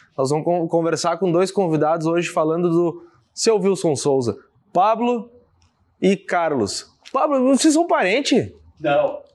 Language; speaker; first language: Portuguese; native; Portuguese